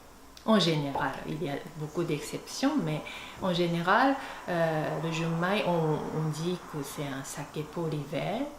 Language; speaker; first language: French; non-native, fluent; Japanese